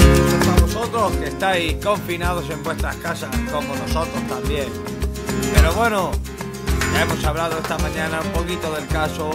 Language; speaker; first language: Spanish; native; Spanish